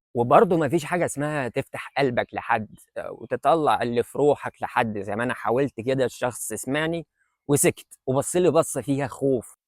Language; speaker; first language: Egyptian Arabic; non-native, fluent; Russian